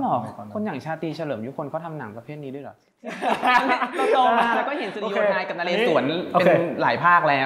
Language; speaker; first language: Thai; native; Thai